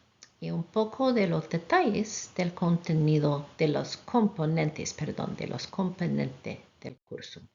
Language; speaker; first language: Spanish; non-native, fluent; English